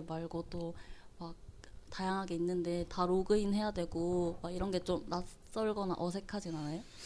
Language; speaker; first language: Korean; native; Korean